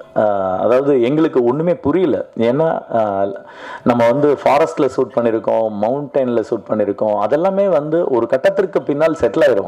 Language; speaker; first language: Tamil; native; Tamil